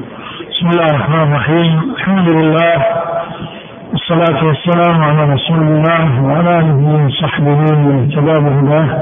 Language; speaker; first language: Arabic; native; Arabic